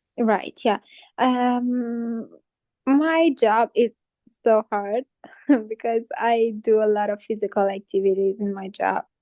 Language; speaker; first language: English; non-native, fluent; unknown